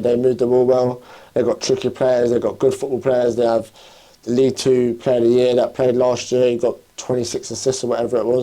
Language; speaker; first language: English; native; English